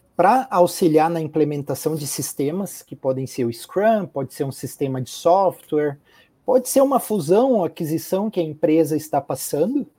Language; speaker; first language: Portuguese; native; Portuguese